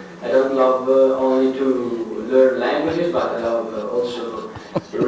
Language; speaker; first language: English; non-native, learner; Italian